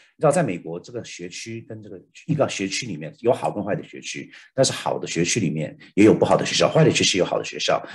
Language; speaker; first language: Chinese; native; Chinese